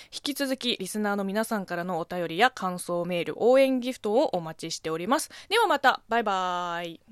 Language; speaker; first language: Japanese; non-native, fluent; Chinese